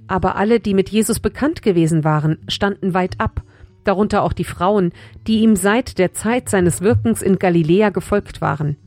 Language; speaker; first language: German; native; German